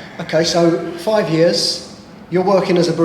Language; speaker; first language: English; native; English